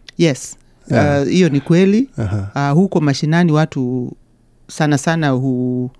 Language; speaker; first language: Swahili; non-native, local second language; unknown